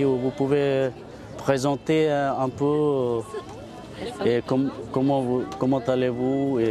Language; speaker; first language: French; non-native, learner; Tibetan